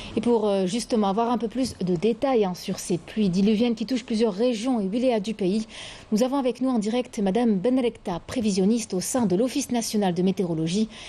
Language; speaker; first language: French; non-native, local second language; Arabic